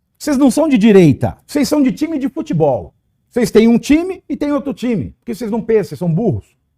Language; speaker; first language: Portuguese; native; Portuguese